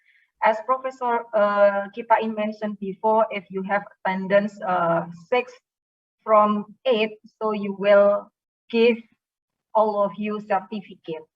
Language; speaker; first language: English; non-native, fluent; Indonesian